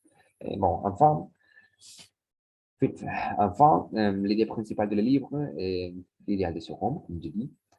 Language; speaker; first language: French; non-native, learner; Spanish